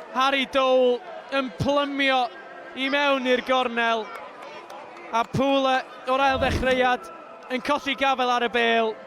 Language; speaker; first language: Welsh; native; Welsh